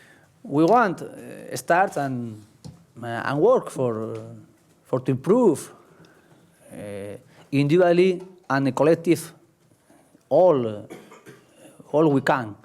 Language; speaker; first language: English; non-native, learner; Spanish